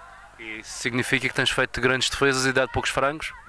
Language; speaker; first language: Portuguese; native; Portuguese